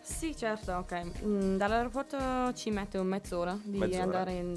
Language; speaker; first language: Italian; non-native, learner; English